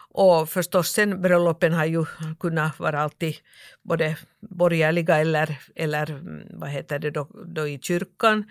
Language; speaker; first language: Swedish; native; Swedish